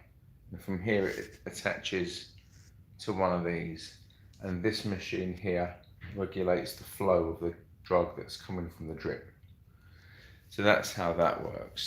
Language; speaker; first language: English; native; English